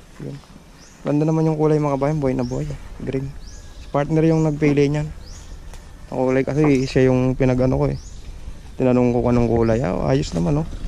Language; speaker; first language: Filipino; non-native, local second language; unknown